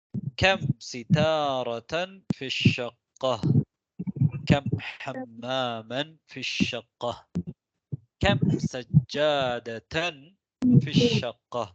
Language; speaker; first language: Arabic; non-native, fluent; Tamil